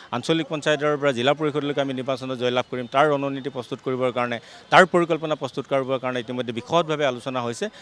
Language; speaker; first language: Assamese; native; Assamese